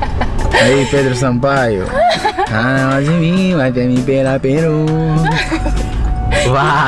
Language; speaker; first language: Portuguese; native; Portuguese